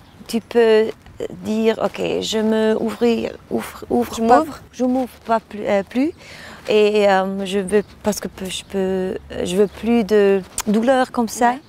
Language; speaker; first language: French; non-native, learner; German